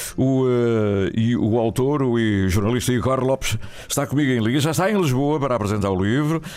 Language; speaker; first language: Portuguese; native; Portuguese